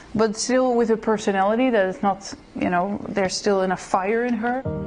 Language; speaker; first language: English; non-native, fluent; Dutch